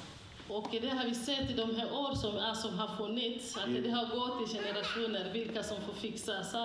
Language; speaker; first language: Swedish; non-native, fluent; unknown